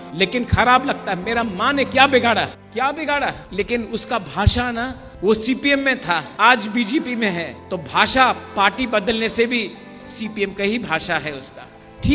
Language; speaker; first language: Hindi; non-native, local second language; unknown